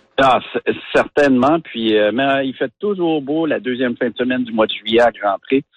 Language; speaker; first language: French; native; French